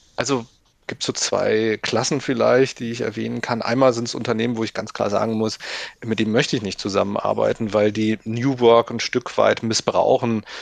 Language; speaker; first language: German; native; German